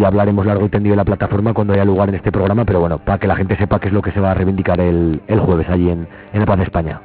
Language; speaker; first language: Spanish; native; Spanish